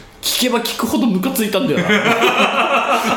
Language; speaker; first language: Japanese; native; Japanese